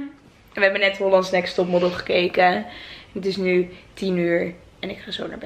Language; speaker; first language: Dutch; native; Dutch